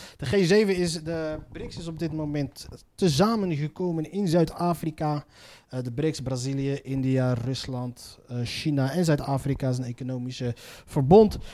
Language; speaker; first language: Dutch; early bilingual, other home language; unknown